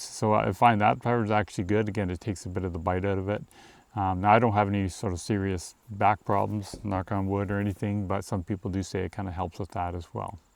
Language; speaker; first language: English; native; English